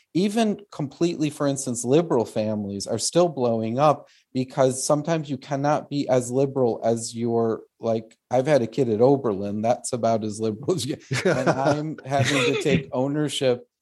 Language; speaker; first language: English; native; English